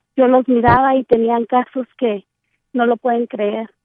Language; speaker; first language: Spanish; native; Spanish